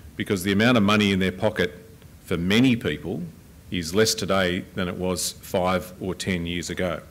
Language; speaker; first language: English; native; English